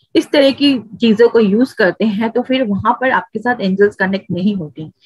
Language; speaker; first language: Hindi; native; Hindi